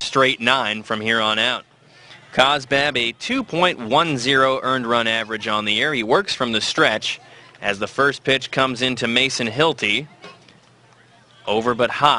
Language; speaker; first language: English; native; English